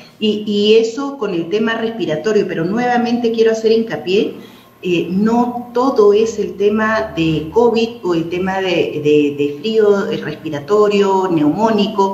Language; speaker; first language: Spanish; native; Spanish